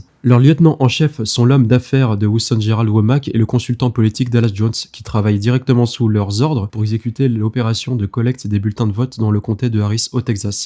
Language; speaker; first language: French; native; French